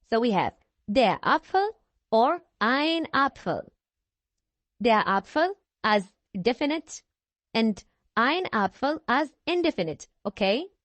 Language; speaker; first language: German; non-native, fluent; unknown